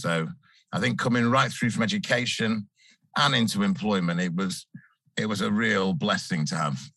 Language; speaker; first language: English; native; English